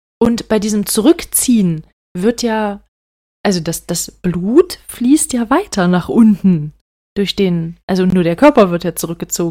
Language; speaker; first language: German; native; German